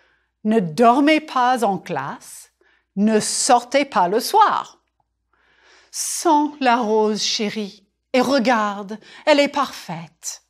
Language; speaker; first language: French; non-native, fluent; English